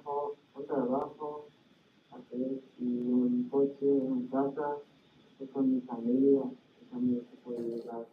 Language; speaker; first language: Spanish; non-native, learner; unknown